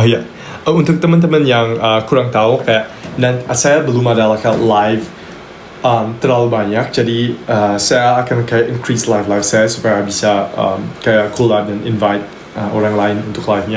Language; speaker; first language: Indonesian; non-native, local second language; English